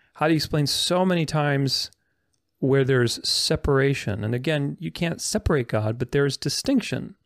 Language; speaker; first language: English; non-native, fluent; Romanian